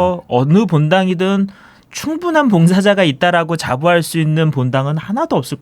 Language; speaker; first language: Korean; native; Korean